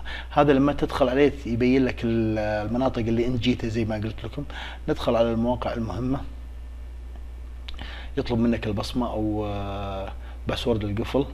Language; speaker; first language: Arabic; native; Arabic